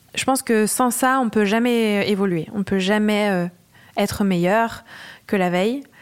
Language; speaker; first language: French; native; French